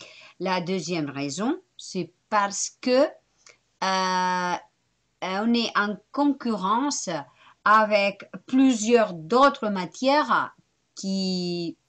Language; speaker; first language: French; non-native, fluent; Spanish